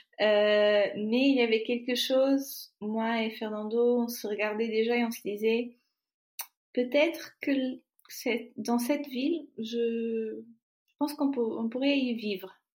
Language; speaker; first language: French; non-native, fluent; Portuguese